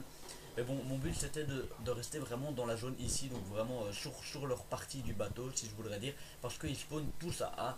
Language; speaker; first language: French; native; French